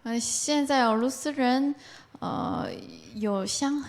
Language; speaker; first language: Chinese; non-native, fluent; Korean